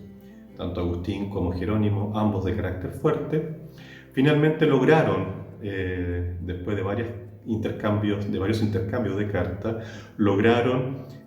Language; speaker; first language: Spanish; native; Spanish